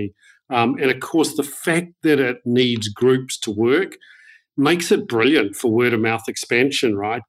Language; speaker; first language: English; native; English